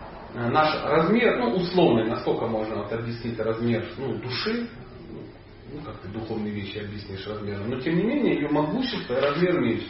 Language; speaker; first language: Russian; native; Russian